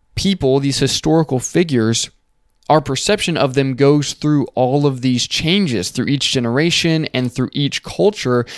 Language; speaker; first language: English; native; English